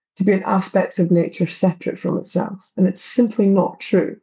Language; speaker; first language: English; native; English